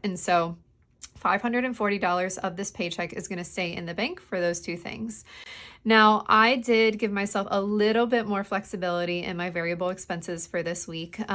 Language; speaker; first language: English; native; English